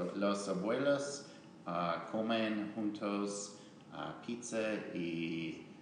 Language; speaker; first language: Spanish; non-native, learner; English